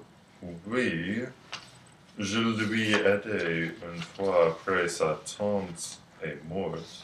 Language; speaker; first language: French; non-native, learner; English